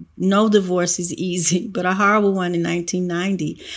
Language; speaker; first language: English; native; English